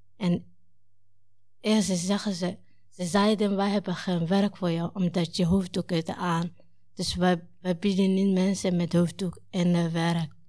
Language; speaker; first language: Dutch; non-native, learner; Somali